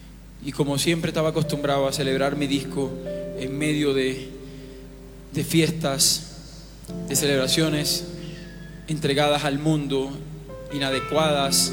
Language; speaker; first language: Spanish; native; Spanish